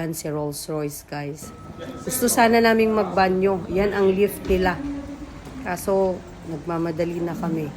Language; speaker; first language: Filipino; non-native, local second language; Cebuano